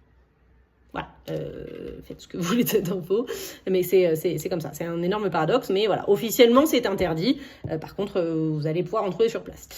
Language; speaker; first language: French; native; French